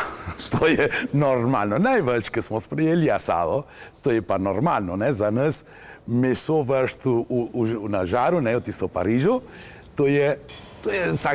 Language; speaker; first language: Slovenian; early bilingual, heritage; Slovenian